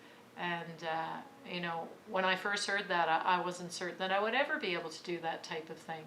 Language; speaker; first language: English; native; English